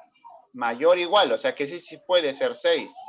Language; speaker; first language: Spanish; native; Spanish